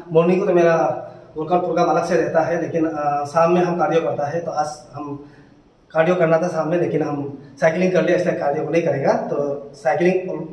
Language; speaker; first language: Hindi; non-native, local second language; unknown